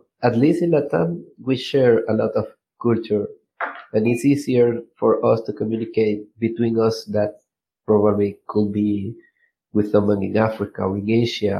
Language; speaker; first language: English; non-native, learner; Spanish